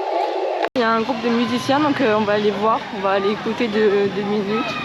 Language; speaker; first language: French; native; French